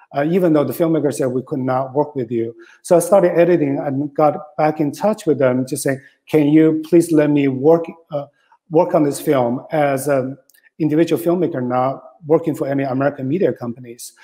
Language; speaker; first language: English; non-native, fluent; Chinese